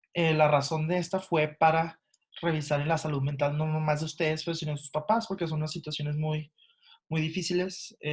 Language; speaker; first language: Spanish; early bilingual, heritage; Spanish